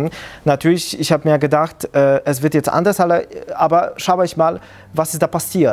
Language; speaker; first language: German; non-native, fluent; Polish